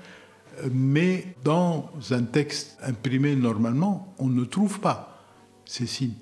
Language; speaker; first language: French; non-native, local second language; Arabic